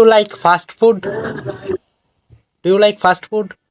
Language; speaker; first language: English; non-native, fluent; Bangla